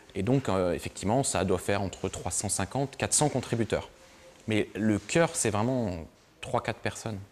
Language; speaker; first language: French; native; French